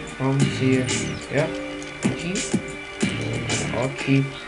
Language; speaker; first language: German; non-native, learner; Spanish